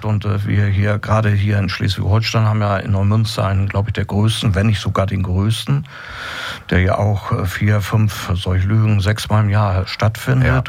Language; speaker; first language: German; native; German